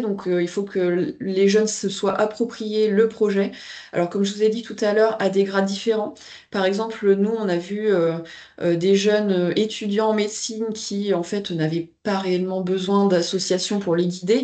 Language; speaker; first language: French; native; French